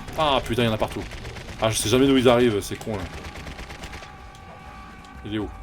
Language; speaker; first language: French; native; French